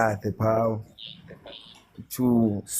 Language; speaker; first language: English; non-native, learner; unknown